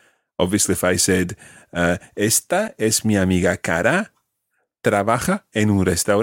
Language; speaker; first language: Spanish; non-native, fluent; English